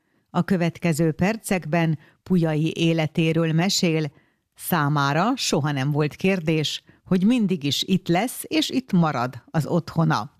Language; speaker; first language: Hungarian; native; Hungarian